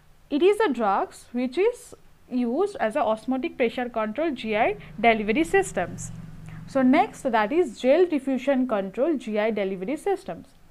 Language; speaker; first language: English; non-native, local second language; Bangla